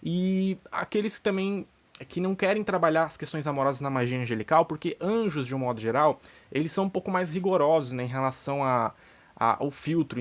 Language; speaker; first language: Portuguese; native; Portuguese